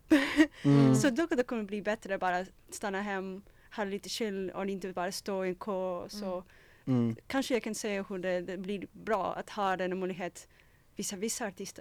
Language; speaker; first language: Swedish; non-native, fluent; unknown